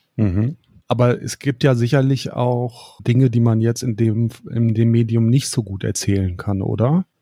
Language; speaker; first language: German; native; German